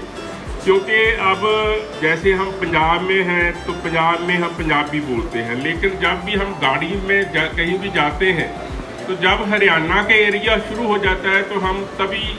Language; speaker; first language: Hindi; non-native, local second language; Punjabi